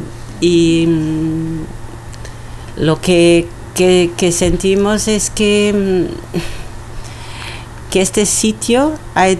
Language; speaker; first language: Spanish; non-native, learner; Portuguese